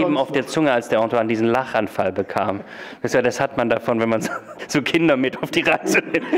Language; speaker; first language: German; native; German